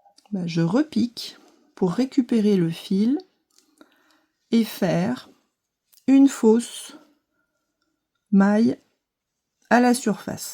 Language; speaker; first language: French; native; French